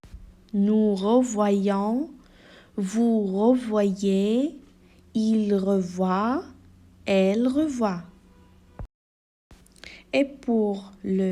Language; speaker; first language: French; non-native, local second language; Arabic